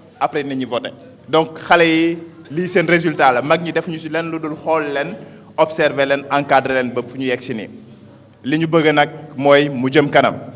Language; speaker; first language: Wolof; non-native, local second language; Mandingo